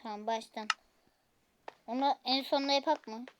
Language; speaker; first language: Turkish; native; Turkish